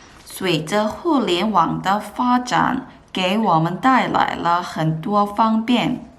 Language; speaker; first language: Chinese; non-native, learner; Korean